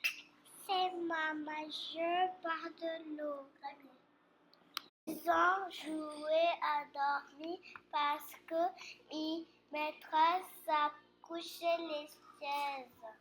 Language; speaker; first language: French; non-native, learner; Portuguese